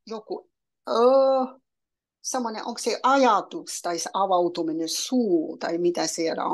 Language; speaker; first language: Finnish; non-native, learner; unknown